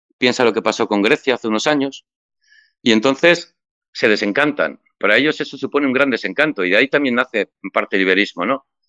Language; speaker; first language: Spanish; native; Spanish